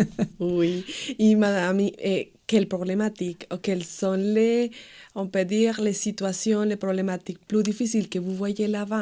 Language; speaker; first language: French; non-native, fluent; Spanish